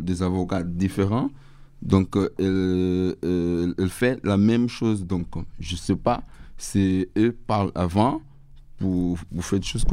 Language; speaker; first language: French; non-native, learner; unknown